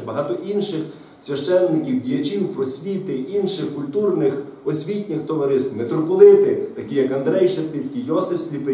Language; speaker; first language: Ukrainian; native; Ukrainian